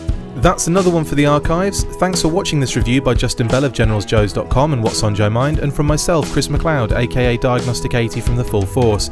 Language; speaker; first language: English; native; English